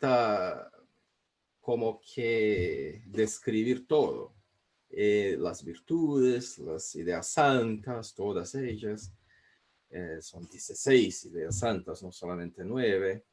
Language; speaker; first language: Spanish; non-native, fluent; Portuguese